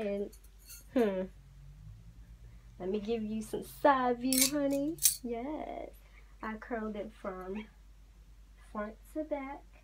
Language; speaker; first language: English; native; English